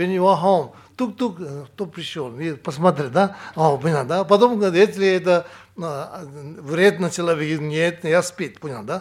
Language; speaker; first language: Russian; non-native, learner; Tibetan